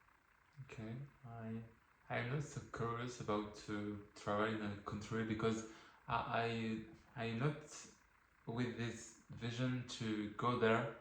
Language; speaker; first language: English; non-native, learner; French